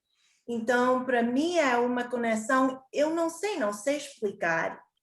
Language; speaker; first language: Portuguese; early bilingual, heritage; Portuguese